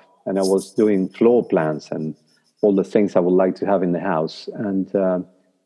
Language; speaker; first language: English; non-native, fluent; Spanish